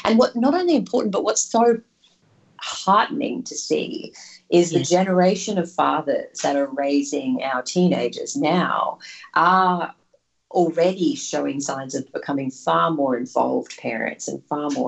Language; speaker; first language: English; native; English